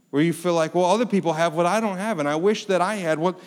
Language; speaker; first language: English; early bilingual, other home language; Korean